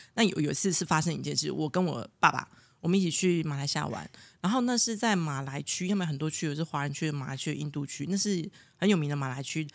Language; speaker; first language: Chinese; native; Chinese